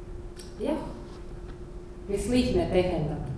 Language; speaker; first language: Estonian; non-native, learner; Croatian